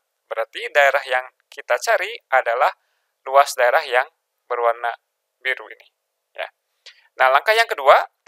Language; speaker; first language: Indonesian; native; Indonesian